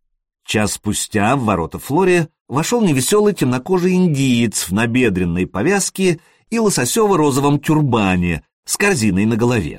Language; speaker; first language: Russian; native; Russian